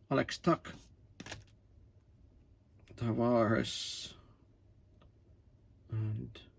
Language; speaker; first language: English; non-native, learner; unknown